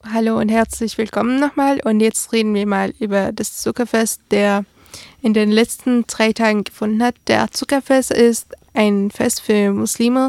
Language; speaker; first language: German; early bilingual, other home language; Arabic